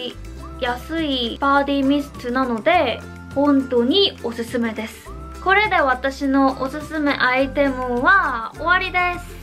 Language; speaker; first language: Japanese; non-native, fluent; Korean